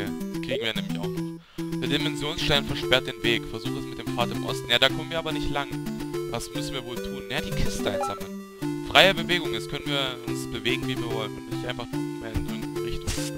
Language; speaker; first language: German; native; German